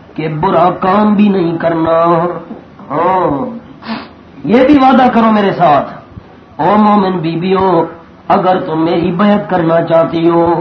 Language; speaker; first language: Urdu; non-native, local second language; Pashto